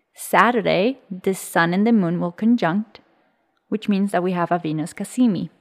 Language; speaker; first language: English; early bilingual, other home language; Spanish